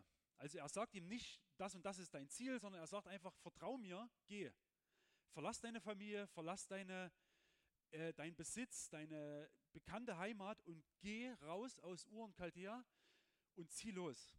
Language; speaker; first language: German; native; German